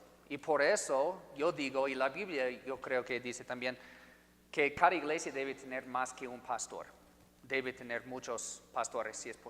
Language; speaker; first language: Spanish; non-native, fluent; English